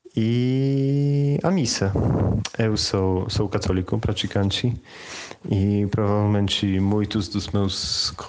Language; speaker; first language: Portuguese; non-native, fluent; Polish